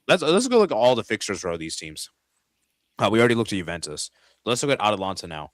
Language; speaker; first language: English; native; English